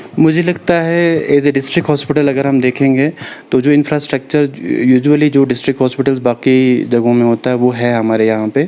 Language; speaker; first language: Hindi; non-native, local second language; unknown